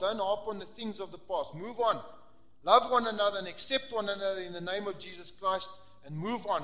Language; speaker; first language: English; non-native, local second language; Afrikaans